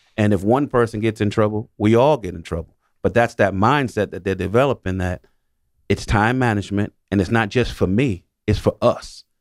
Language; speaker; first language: English; native; English